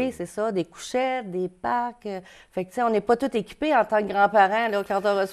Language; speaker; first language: French; native; French